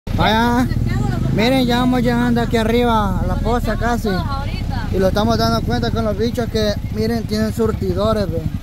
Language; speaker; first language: Spanish; native; Spanish